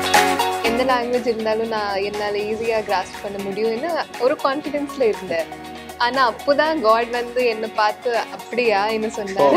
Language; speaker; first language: Tamil; non-native, learner; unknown